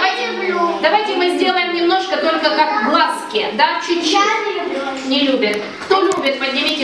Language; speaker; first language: Russian; native; Russian